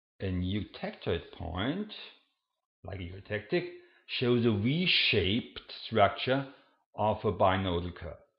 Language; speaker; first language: English; non-native, fluent; German